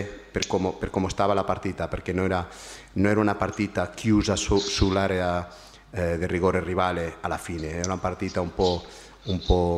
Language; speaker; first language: Italian; non-native, fluent; Spanish